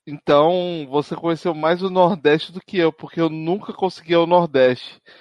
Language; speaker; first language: Portuguese; native; Portuguese